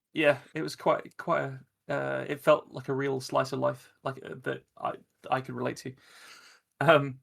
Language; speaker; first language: English; native; English